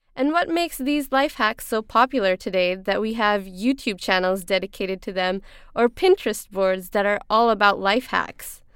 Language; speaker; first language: English; non-native, local second language; Urdu